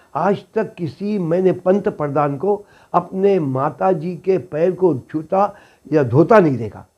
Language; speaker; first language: Hindi; native; Hindi